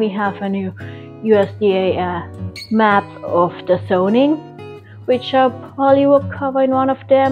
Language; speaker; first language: English; non-native, fluent; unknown